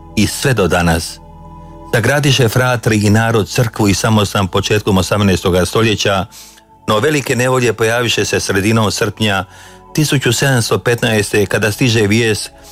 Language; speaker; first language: Croatian; native; Croatian